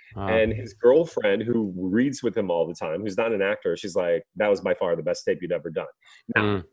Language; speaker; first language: English; native; English